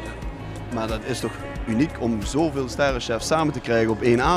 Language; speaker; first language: Dutch; native; Dutch